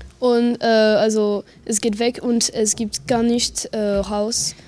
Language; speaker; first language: German; non-native, learner; French